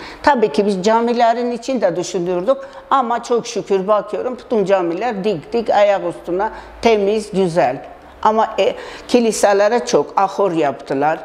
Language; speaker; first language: Turkish; non-native, learner; Armenian